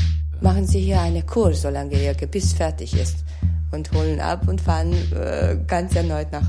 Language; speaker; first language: German; non-native, fluent; Hungarian